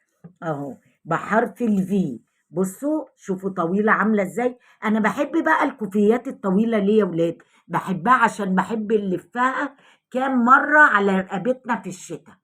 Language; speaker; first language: Arabic; native; Arabic